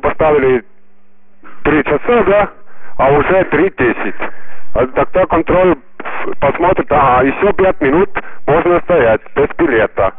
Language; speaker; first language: Russian; non-native, local second language; Estonian